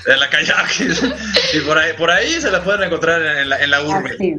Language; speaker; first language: Spanish; native; Spanish